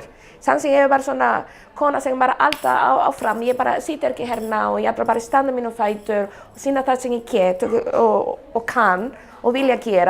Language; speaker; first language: Icelandic; non-native, fluent; Spanish